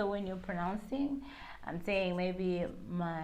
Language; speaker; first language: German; non-native, learner; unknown